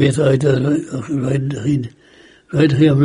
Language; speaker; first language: Welsh; native; Welsh